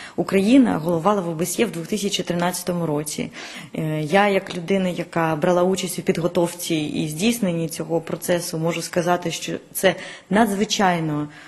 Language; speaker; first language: Ukrainian; native; Ukrainian